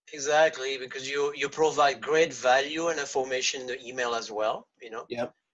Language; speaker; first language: English; non-native, fluent; French